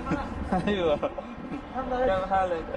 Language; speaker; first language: Arabic; non-native, fluent; Indonesian